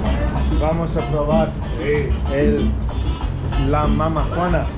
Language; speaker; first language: Spanish; non-native, learner; English